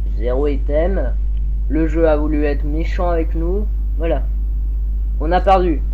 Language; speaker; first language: French; native; French